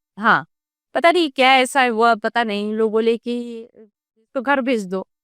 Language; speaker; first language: Hindi; non-native, local second language; Gondi